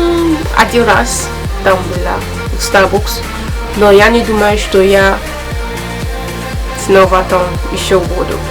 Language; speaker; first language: Russian; non-native, learner; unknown